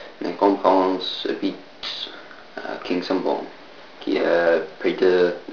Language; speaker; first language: French; non-native, learner; English